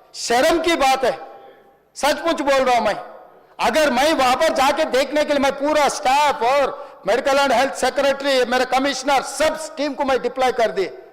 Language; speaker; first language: Hindi; non-native, local second language; Telugu